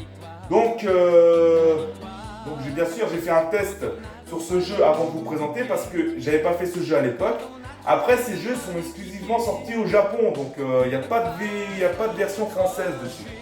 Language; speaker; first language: French; native; French